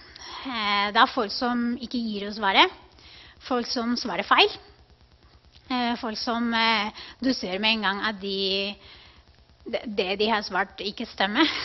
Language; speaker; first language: Norwegian; non-native, fluent; Spanish